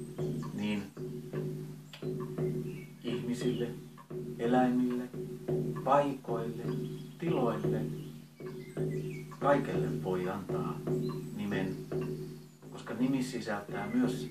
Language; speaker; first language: Finnish; native; Finnish